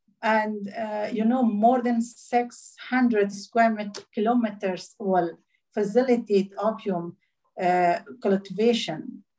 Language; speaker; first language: English; non-native, learner; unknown